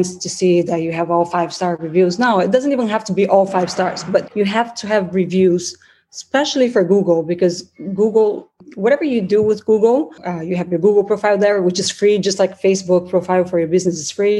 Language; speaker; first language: English; non-native, fluent; Portuguese